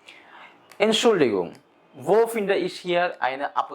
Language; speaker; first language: German; non-native, fluent; Bangla